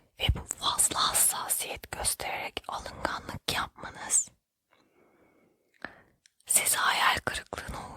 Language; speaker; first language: Turkish; native; Turkish